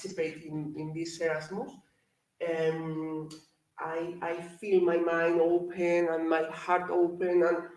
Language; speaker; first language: English; non-native, learner; Spanish